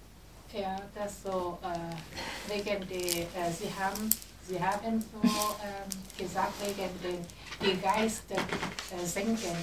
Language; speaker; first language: German; non-native, learner; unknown